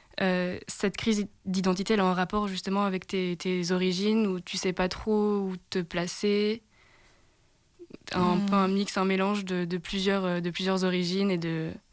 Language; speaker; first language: French; native; French